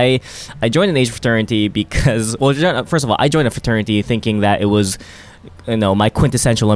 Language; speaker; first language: English; non-native, local second language; Japanese